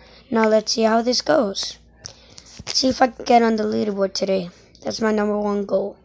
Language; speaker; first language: English; native; English